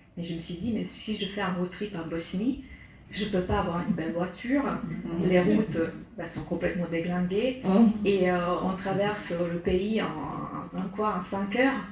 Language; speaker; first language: French; non-native, fluent; Serbian